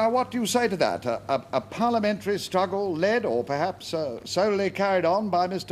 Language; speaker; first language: English; native; English